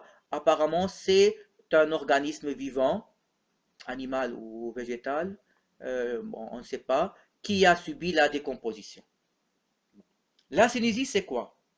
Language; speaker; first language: French; non-native, local second language; Arabic